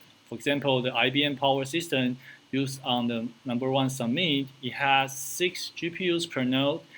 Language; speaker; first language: English; non-native, fluent; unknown